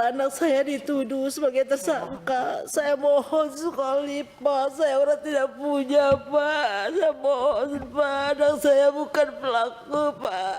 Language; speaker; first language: Indonesian; non-native, local second language; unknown